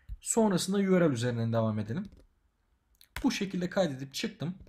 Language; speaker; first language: Turkish; native; Turkish